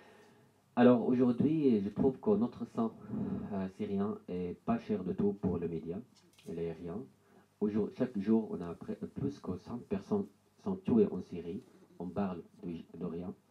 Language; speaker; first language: French; non-native, learner; Arabic